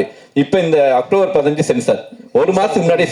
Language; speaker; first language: Tamil; native; Tamil